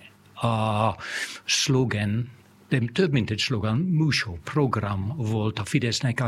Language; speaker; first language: Hungarian; non-native, fluent; English